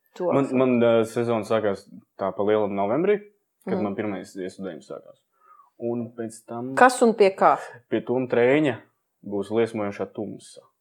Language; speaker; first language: Latvian; native; Latvian